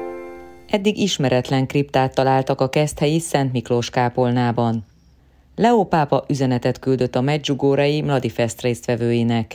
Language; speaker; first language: Hungarian; native; Hungarian